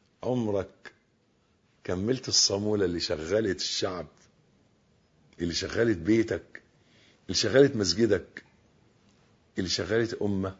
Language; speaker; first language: Arabic; native; Arabic